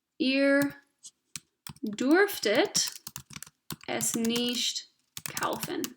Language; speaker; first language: German; non-native, fluent; English